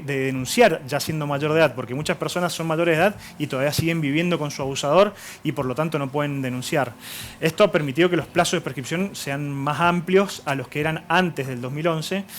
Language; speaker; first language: Spanish; native; Spanish